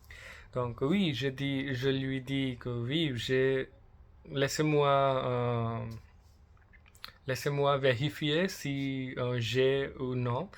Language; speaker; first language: French; non-native, learner; English